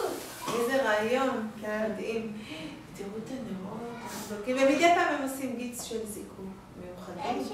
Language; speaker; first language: Hebrew; native; Hebrew